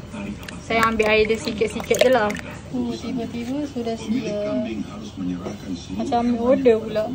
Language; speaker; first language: Malay; native; Malay